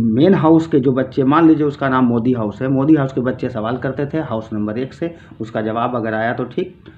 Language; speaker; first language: Hindi; native; Hindi